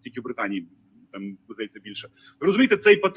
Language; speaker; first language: Ukrainian; native; Ukrainian